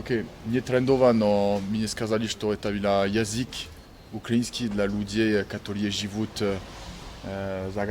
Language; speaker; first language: Russian; non-native, learner; French